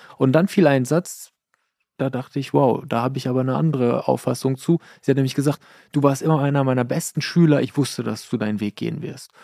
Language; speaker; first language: German; early bilingual, other home language; Persian